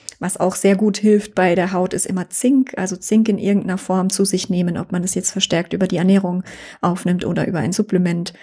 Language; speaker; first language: German; native; German